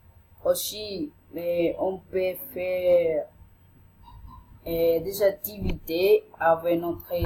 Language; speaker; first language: French; non-native, learner; Spanish